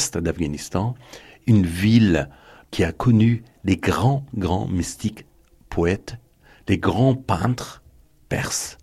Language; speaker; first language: French; non-native, fluent; Persian